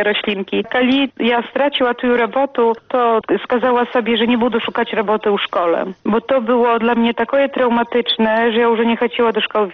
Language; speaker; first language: Polish; non-native, local second language; Belarusian